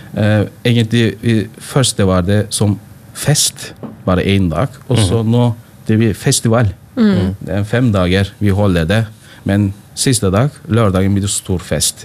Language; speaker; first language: Norwegian; non-native, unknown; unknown